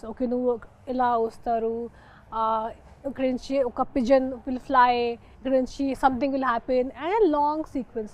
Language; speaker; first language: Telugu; non-native, fluent; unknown